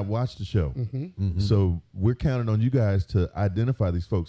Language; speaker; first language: English; native; English